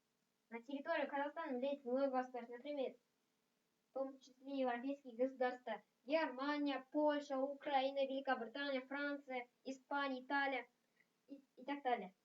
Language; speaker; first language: Russian; non-native, local second language; Kazakh